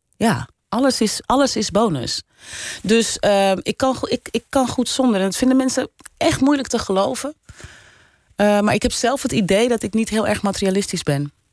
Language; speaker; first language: Dutch; native; Dutch